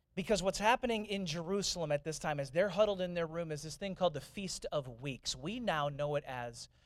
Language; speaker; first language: English; native; English